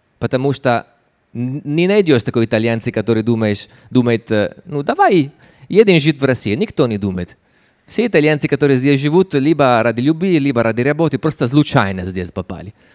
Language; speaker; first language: Russian; non-native, fluent; Italian